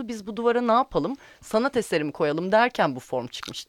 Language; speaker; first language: Turkish; native; Turkish